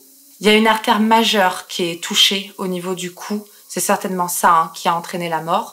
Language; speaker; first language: French; native; French